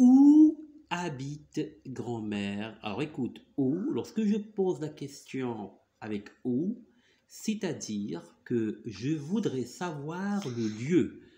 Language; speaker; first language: French; non-native, local second language; Arabic